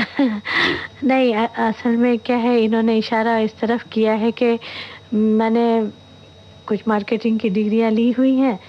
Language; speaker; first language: Hindi; non-native, local second language; Bangla